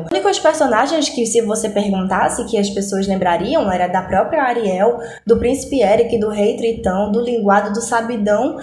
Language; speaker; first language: Portuguese; native; Portuguese